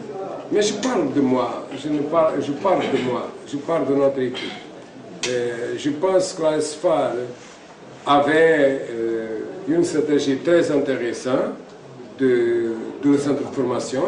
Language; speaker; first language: French; non-native, fluent; Portuguese